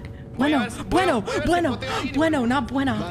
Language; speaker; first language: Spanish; non-native, learner; English